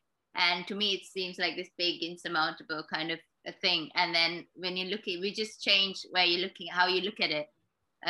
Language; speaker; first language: English; non-native, local second language; Sinhala